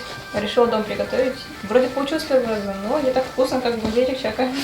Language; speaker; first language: Russian; native; Russian